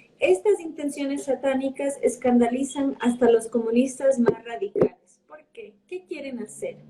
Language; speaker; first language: Spanish; early bilingual, heritage; Spanish